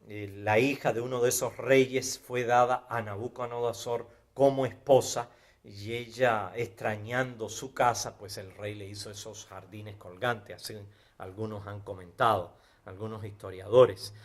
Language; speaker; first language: Spanish; native; Spanish